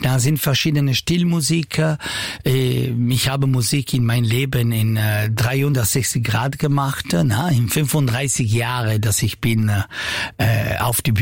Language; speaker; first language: German; non-native, fluent; Italian